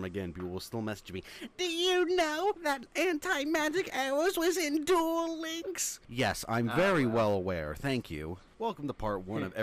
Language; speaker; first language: English; native; English